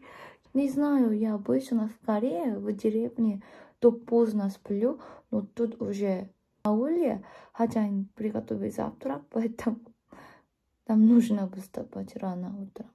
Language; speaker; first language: Russian; non-native, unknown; Korean